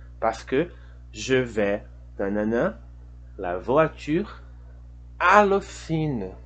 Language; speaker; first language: French; non-native, fluent; Portuguese